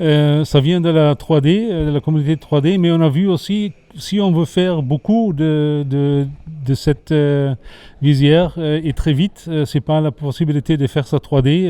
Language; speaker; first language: French; non-native, fluent; German